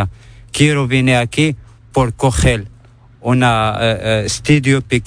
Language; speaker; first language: Spanish; non-native, learner; Arabic